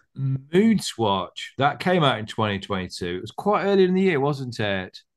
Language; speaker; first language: English; native; English